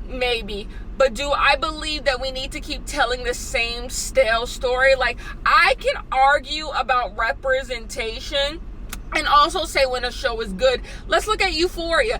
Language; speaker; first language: English; native; English